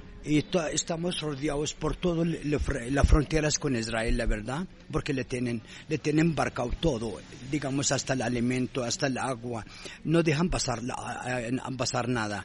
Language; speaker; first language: Spanish; non-native, fluent; Arabic